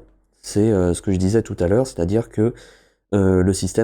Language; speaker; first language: French; native; French